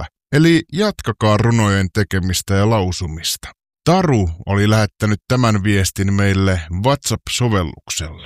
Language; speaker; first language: Finnish; native; Finnish